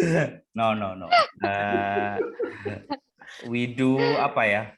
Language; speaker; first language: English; non-native, fluent; Indonesian